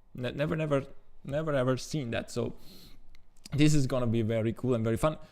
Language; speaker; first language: English; non-native, fluent; Italian